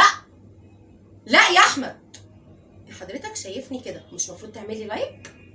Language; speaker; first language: Arabic; native; Arabic